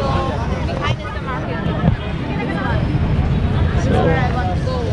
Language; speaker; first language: English; non-native, local second language; Hindi